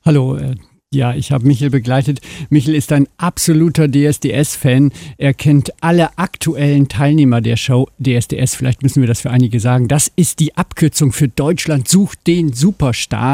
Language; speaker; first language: German; native; German